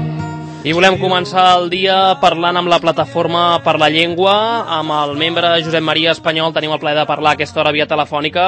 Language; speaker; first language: Catalan; native; Catalan